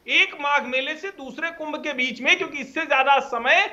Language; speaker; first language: Hindi; native; Hindi